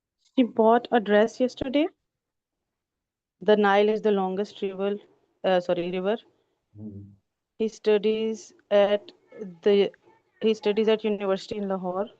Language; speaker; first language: English; non-native, learner; Urdu